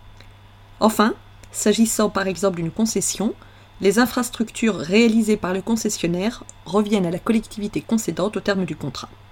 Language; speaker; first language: French; native; French